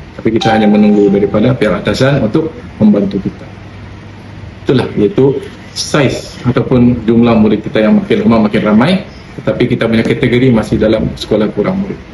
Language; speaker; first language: Malay; native; Malay